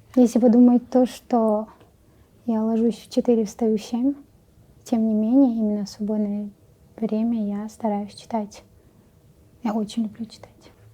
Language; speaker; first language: Russian; non-native, local second language; Chechen